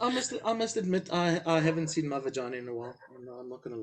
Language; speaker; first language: English; native; English